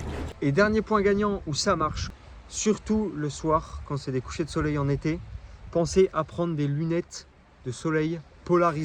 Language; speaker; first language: French; native; French